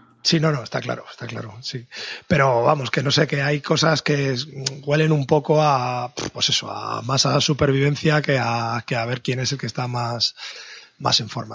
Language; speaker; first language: Spanish; native; Spanish